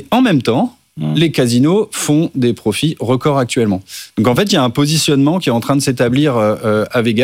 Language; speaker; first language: French; native; French